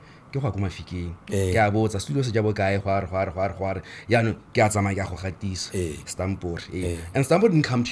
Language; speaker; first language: English; non-native, local second language; Tswana